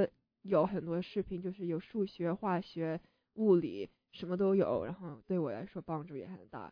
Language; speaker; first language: Chinese; early bilingual, heritage; Chinese